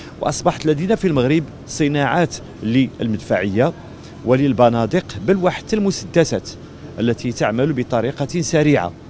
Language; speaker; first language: Arabic; native; Arabic